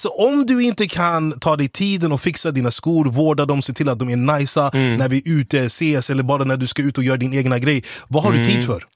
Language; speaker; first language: Swedish; native; Swedish